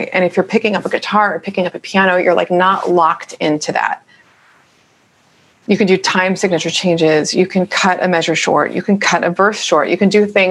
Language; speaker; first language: English; native; English